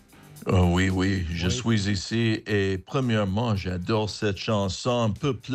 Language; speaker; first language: French; non-native, learner; English